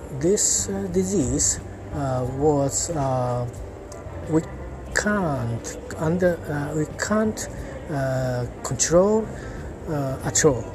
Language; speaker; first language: English; non-native, learner; Japanese